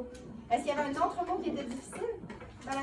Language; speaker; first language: French; native; French